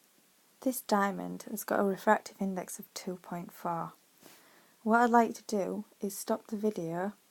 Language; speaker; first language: English; native; English